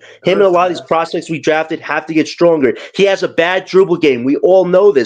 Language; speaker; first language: English; native; English